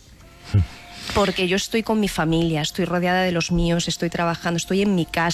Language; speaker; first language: Spanish; native; Spanish